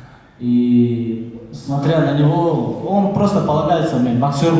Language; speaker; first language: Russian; non-native, local second language; Kazakh